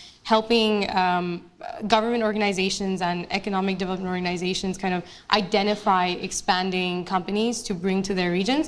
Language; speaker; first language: English; non-native, local second language; Bangla